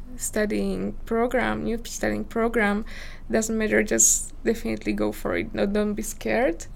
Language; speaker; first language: English; non-native, fluent; Slovak